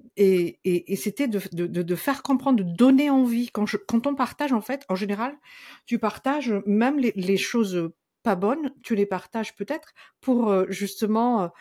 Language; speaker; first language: French; non-native, local second language; Malagasy